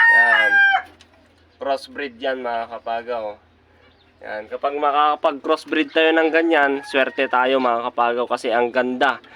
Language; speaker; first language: Filipino; native; Filipino